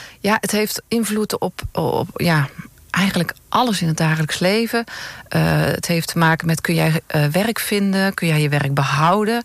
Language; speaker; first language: Dutch; native; Dutch